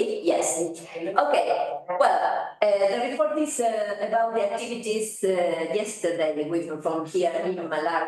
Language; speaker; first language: English; non-native, fluent; Spanish